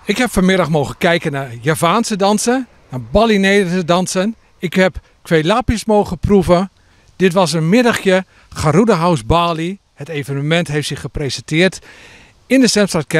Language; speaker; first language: Dutch; native; Dutch